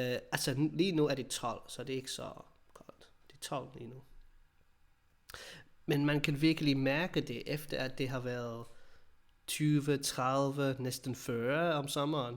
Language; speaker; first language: Danish; non-native, fluent; English